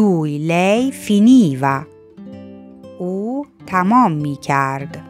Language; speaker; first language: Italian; non-native, fluent; Persian